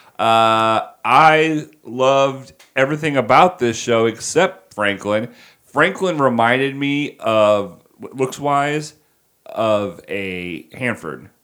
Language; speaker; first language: English; native; English